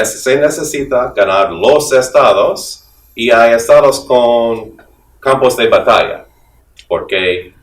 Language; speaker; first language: Spanish; non-native, fluent; English